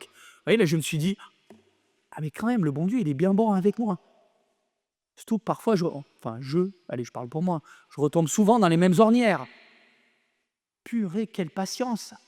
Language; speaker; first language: French; native; French